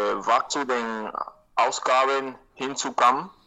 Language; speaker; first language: German; non-native, learner; Spanish